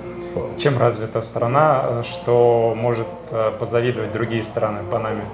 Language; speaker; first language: Russian; native; Russian